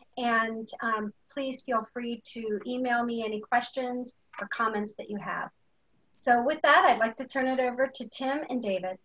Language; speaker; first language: English; native; English